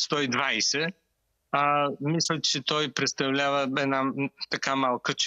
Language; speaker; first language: Bulgarian; native; Bulgarian